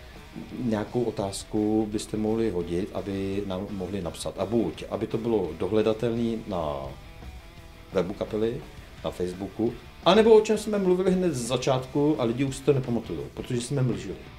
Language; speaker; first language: Czech; native; Czech